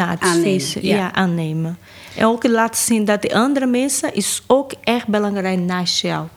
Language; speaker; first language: Dutch; non-native, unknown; Portuguese